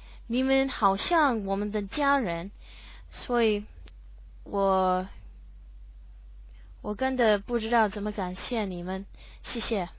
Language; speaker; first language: Chinese; non-native, learner; English